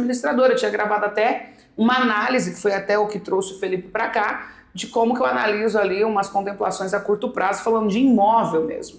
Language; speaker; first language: Portuguese; native; Portuguese